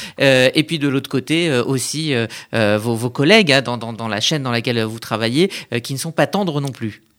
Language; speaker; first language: French; native; French